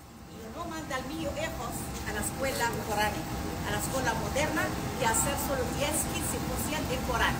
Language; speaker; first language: Spanish; non-native, learner; Arabic